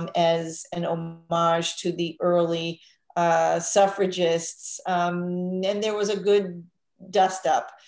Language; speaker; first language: English; native; English